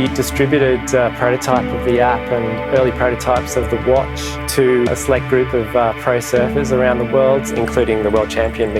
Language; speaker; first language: English; native; English